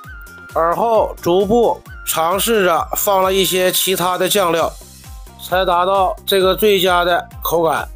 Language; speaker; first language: Chinese; native; Chinese